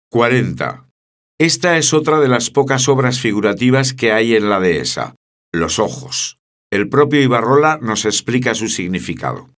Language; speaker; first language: Spanish; native; Spanish